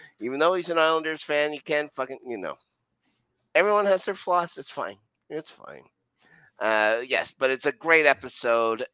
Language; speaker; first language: English; native; English